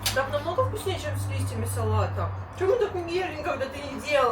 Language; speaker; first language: Russian; native; Russian